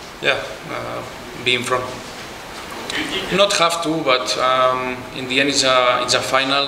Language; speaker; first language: English; non-native, fluent; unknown